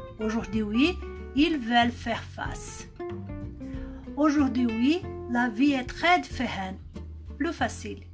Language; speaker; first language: French; non-native, learner; Portuguese